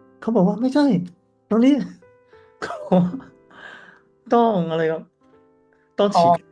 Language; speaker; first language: Thai; non-native, learner; Cantonese